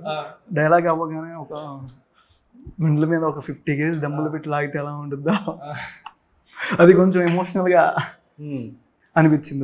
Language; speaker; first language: Telugu; native; Telugu